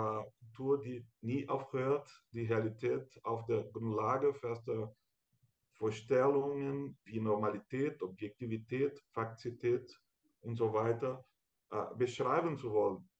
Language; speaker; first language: German; non-native, fluent; Portuguese